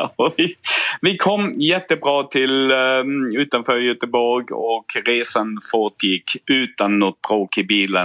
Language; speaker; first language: Swedish; non-native, fluent; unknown